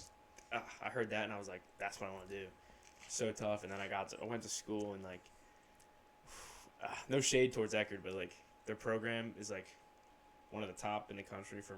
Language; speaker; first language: English; native; English